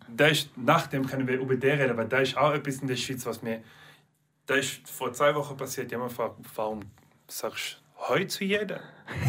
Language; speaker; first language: German; non-native, learner; English